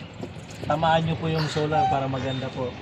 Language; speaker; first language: Filipino; native; Filipino